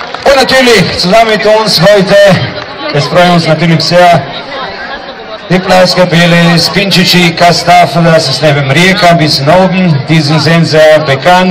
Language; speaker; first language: German; non-native, learner; Croatian